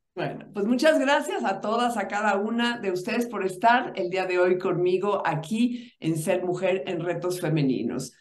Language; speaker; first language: Spanish; native; Spanish